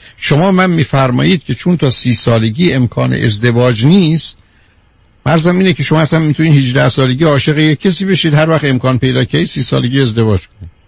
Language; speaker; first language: Persian; native; Persian